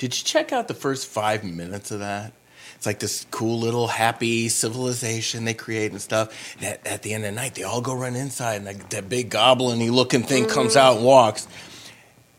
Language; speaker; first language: English; native; English